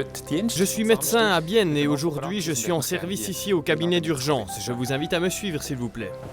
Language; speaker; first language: French; native; French